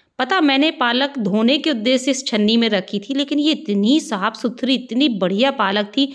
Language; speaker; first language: Hindi; native; Hindi